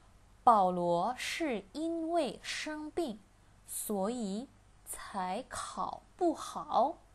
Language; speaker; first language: Chinese; non-native, fluent; Indonesian